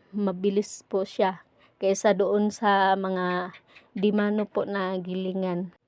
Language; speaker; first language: Filipino; non-native, local second language; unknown